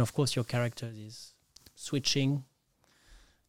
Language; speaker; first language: English; non-native, fluent; French